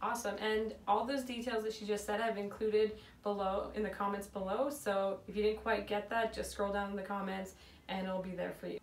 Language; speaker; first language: English; native; English